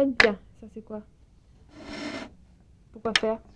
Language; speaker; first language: French; native; French